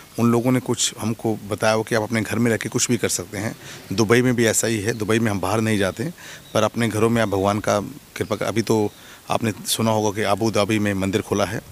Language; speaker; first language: Hindi; native; Hindi